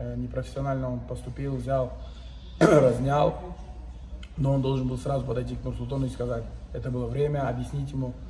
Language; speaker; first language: Russian; non-native, local second language; Uzbek